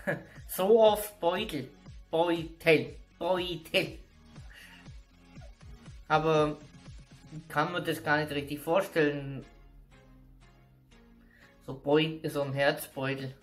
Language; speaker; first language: German; native; German